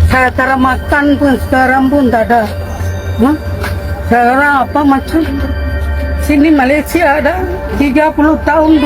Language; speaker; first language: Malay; non-native, learner; Indonesian